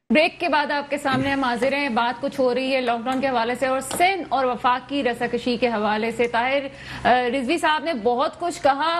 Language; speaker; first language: Urdu; native; Urdu